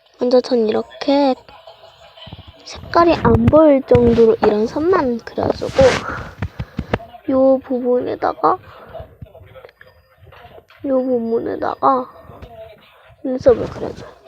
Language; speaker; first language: Korean; native; Korean